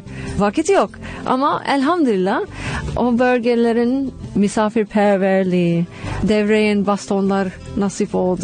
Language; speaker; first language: Turkish; non-native, fluent; English